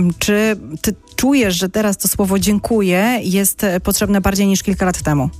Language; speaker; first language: Polish; native; Polish